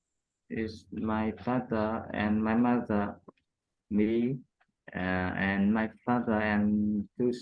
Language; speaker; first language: English; non-native, learner; Vietnamese